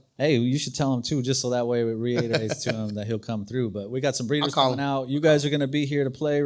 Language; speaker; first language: English; native; English